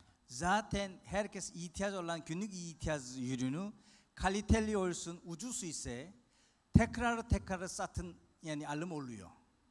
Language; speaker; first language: Turkish; non-native, fluent; Korean